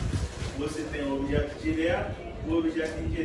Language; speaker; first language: Portuguese; native; Portuguese